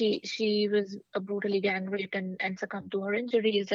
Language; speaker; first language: English; non-native, local second language; Hindi